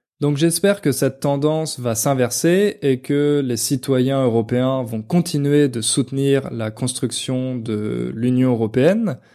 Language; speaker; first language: French; native; French